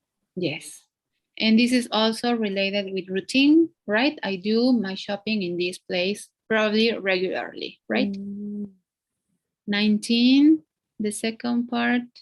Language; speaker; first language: English; non-native, fluent; Spanish